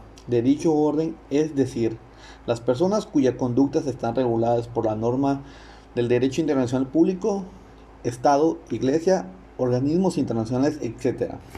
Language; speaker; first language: Spanish; native; Spanish